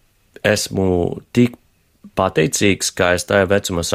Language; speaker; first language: Latvian; non-native, fluent; English